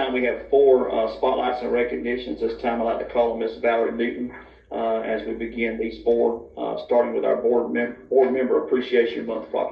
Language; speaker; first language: English; native; English